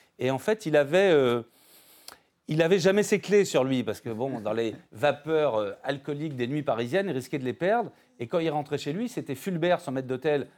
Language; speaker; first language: French; native; French